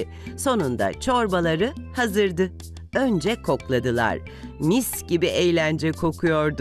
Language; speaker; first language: Turkish; native; Turkish